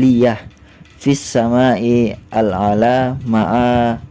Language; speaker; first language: Arabic; non-native, learner; Indonesian